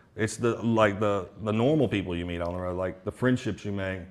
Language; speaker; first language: English; native; English